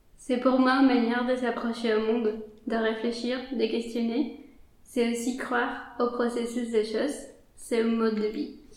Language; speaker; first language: French; non-native, fluent; Spanish